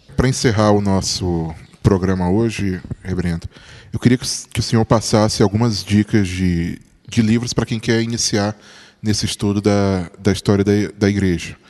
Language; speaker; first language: Portuguese; native; Portuguese